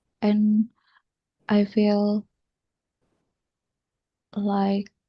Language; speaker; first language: English; non-native, learner; Indonesian